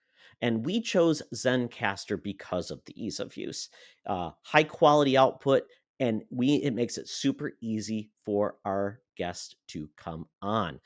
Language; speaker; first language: English; native; English